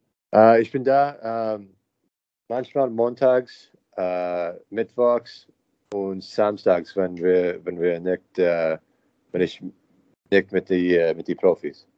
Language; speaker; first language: German; non-native, learner; English